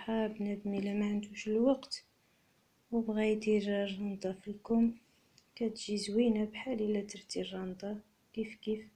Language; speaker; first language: Arabic; native; Arabic